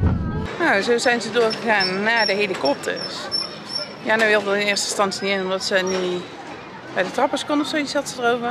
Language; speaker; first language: Dutch; native; Dutch